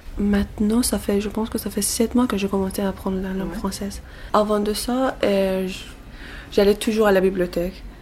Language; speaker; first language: French; non-native, learner; Persian